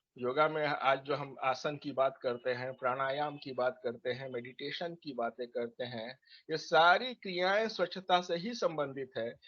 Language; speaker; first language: Hindi; native; Hindi